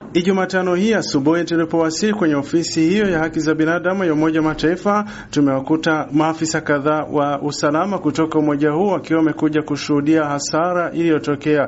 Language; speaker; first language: Swahili; non-native, local second language; Rundi